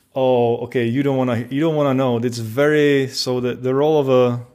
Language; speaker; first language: English; non-native, fluent; Czech